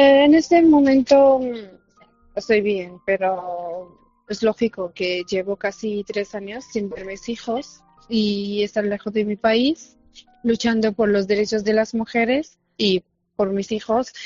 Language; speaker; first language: Spanish; non-native, fluent; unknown